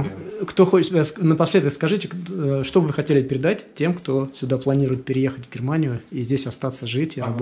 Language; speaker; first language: Russian; native; Russian